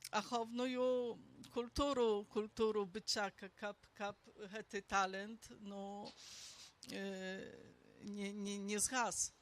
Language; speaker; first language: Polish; non-native, local second language; Belarusian